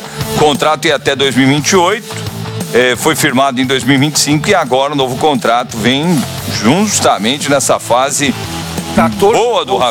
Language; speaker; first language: Portuguese; native; Portuguese